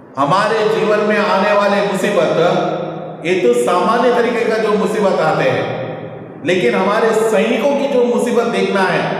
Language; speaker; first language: Hindi; non-native, local second language; Kannada